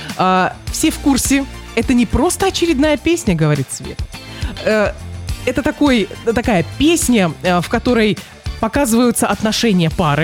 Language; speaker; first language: Russian; native; Russian